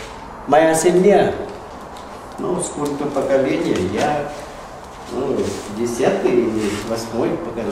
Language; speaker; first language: Russian; non-native, learner; Vietnamese